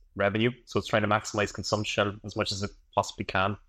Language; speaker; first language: English; native; English